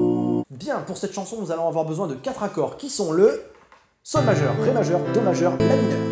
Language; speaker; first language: French; native; French